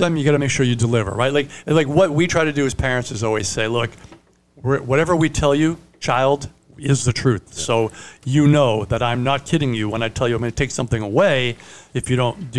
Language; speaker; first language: English; non-native, fluent; Italian